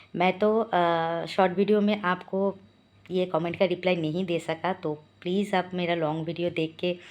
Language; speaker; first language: Hindi; non-native, local second language; Bangla